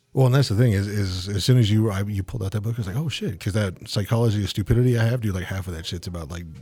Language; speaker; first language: English; native; English